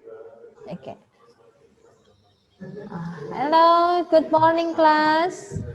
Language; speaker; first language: English; non-native, learner; Indonesian